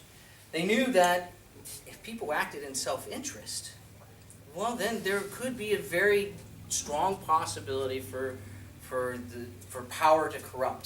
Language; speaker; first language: English; native; English